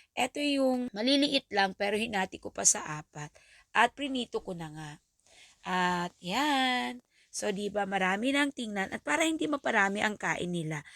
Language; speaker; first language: Filipino; non-native, local second language; Bikol